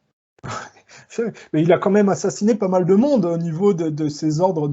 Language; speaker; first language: French; native; French